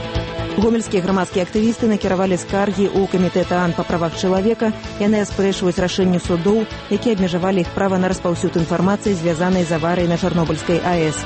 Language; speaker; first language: Belarusian; native; Belarusian